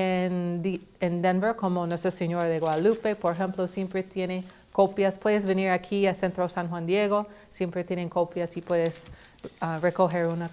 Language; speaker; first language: Spanish; non-native, fluent; English